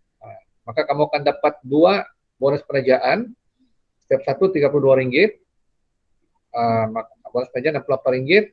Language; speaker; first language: Indonesian; non-native, local second language; Malay